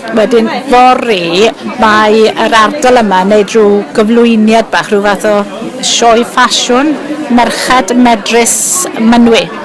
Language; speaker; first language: Welsh; native; Welsh